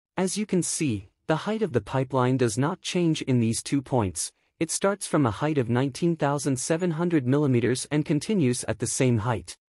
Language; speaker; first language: English; non-native, learner; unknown